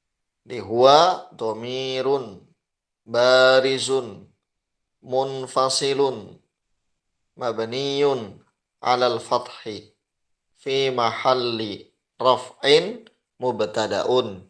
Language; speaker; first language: Arabic; non-native, fluent; Indonesian